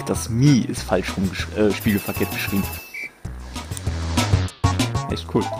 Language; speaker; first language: German; native; German